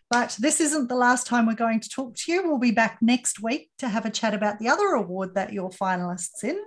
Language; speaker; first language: English; native; English